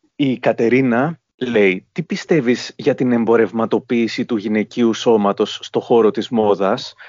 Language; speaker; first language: Greek; native; Greek